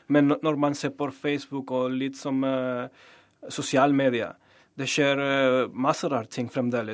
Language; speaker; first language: Norwegian; non-native, learner; Spanish